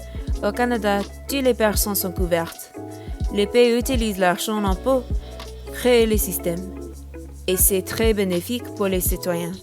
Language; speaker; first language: French; non-native, learner; English